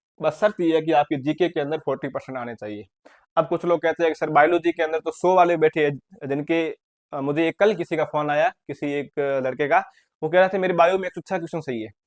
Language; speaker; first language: Hindi; native; Hindi